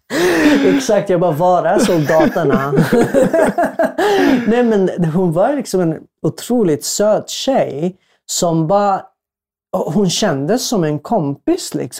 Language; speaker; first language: Swedish; non-native, fluent; Arabic